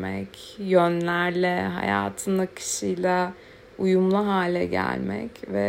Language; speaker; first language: Turkish; native; Turkish